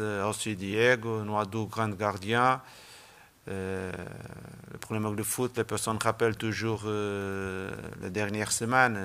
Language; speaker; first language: French; non-native, learner; Portuguese